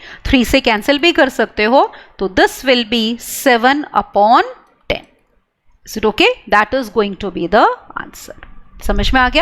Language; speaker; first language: Hindi; native; Hindi